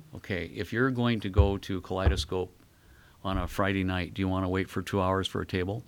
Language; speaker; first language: English; native; English